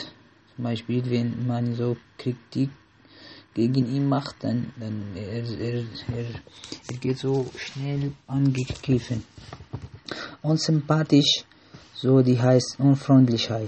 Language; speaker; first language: German; non-native, learner; Arabic